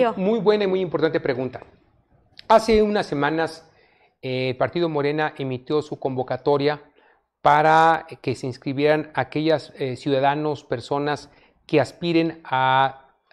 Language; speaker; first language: Spanish; native; Spanish